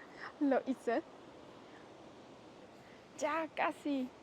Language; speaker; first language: Spanish; non-native, learner; Polish